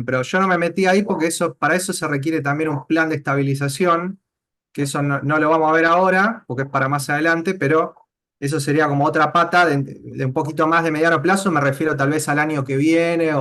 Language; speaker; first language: Spanish; native; Spanish